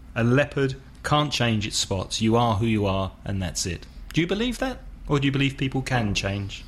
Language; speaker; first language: English; native; English